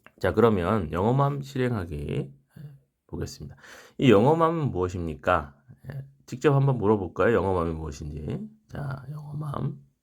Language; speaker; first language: Korean; native; Korean